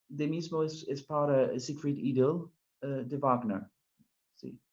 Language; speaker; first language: Spanish; non-native, fluent; English